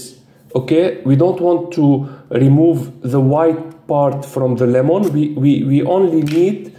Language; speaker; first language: English; non-native, fluent; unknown